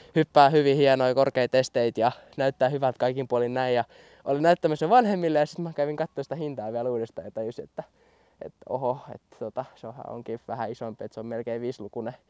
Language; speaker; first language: Finnish; native; Finnish